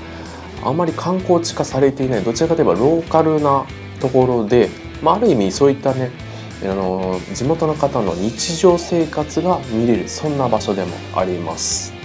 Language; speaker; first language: Japanese; native; Japanese